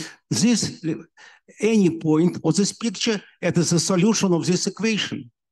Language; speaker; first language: English; non-native, learner; Russian